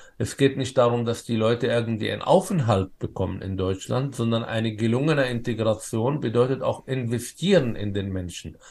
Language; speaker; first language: German; non-native, fluent; Arabic